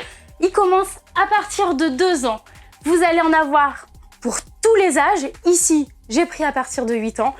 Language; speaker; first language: French; native; French